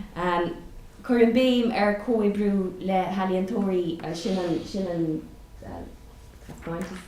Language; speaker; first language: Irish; non-native, local second language; English